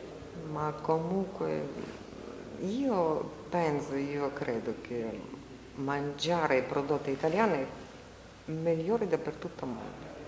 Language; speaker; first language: Italian; non-native, learner; Ukrainian